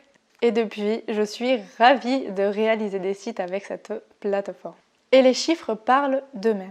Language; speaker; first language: French; native; French